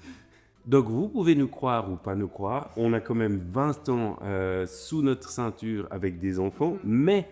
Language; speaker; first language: French; native; French